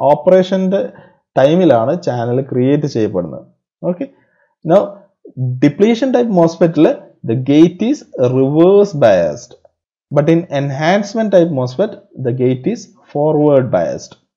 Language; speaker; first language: English; non-native, local second language; Malayalam